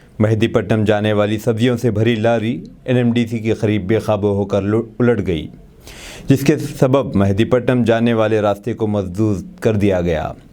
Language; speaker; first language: Urdu; native; Urdu